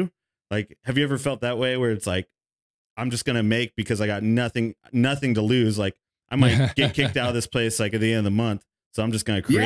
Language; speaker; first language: English; native; English